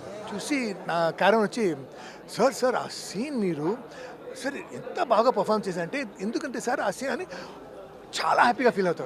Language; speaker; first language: Telugu; non-native, fluent; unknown